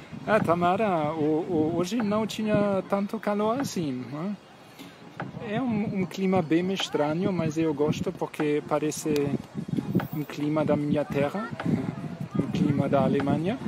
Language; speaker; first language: Portuguese; non-native, fluent; German